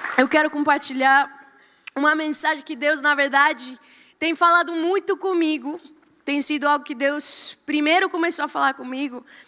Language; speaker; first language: Portuguese; non-native, fluent; Spanish